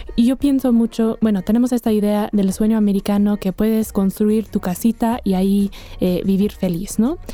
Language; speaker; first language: Spanish; non-native, fluent; English